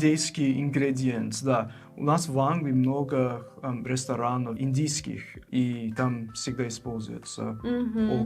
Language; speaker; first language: Russian; non-native, fluent; English